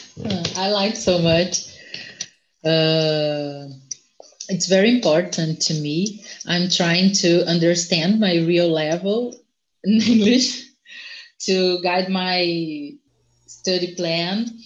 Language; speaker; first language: English; non-native, learner; Portuguese